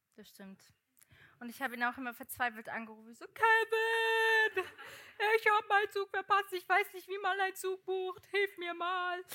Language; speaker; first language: German; early bilingual, other home language; Portuguese